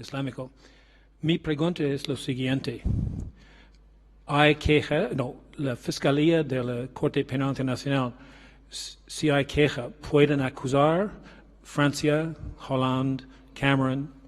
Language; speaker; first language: Spanish; non-native, learner; English